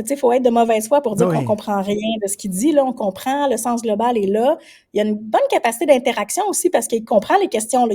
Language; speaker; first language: French; native; French